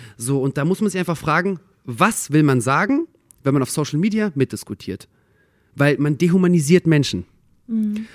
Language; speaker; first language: German; early bilingual, other home language; Russian